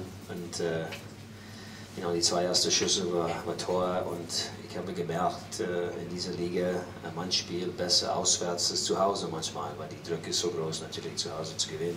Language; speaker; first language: German; non-native, learner; English